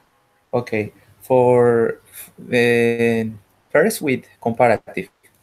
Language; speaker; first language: English; non-native, learner; Spanish